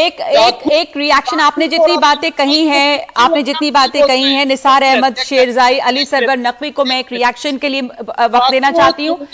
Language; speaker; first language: Hindi; native; Hindi